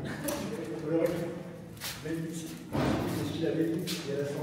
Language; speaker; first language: French; native; French